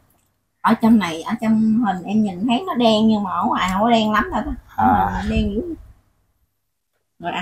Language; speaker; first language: Vietnamese; native; Vietnamese